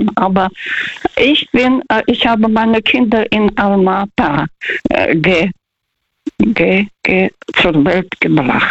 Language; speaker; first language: German; non-native, fluent; Russian